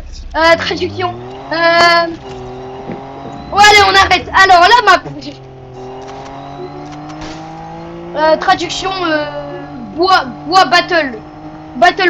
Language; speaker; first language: French; native; French